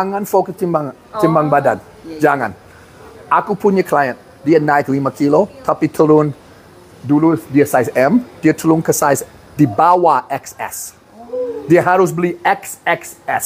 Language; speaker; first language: Indonesian; non-native, fluent; English